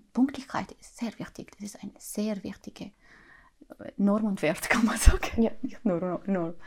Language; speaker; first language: German; non-native, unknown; Arabic